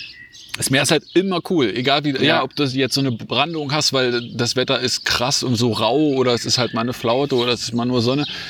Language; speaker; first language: German; native; German